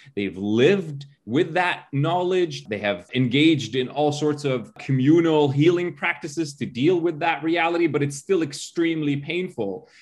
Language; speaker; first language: English; early bilingual, other home language; Arabic